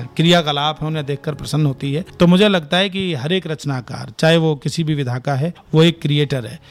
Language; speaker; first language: Hindi; native; Hindi